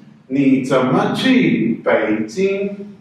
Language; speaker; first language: Chinese; non-native, fluent; Urdu